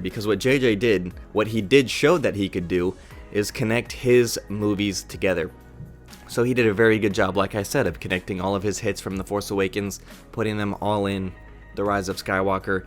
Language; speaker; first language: English; native; English